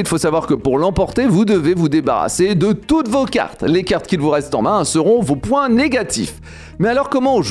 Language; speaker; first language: French; native; French